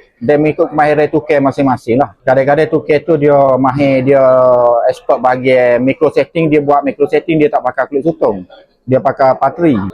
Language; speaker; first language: Malay; native; Malay